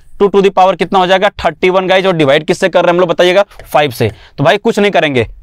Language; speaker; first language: Hindi; native; Hindi